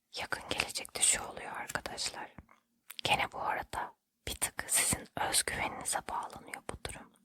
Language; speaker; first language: Turkish; native; Turkish